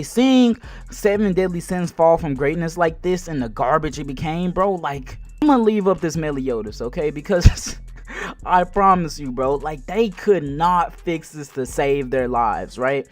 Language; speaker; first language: English; native; English